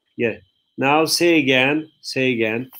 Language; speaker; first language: English; non-native, fluent; Turkish